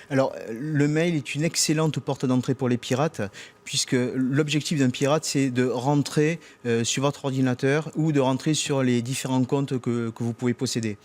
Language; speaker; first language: French; native; French